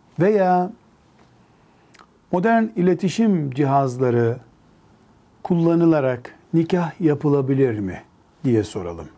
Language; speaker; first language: Turkish; native; Turkish